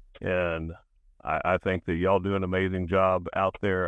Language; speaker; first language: English; native; English